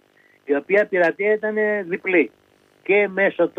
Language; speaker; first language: Greek; native; Greek